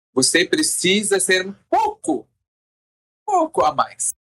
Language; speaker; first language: Portuguese; non-native, fluent; Arabic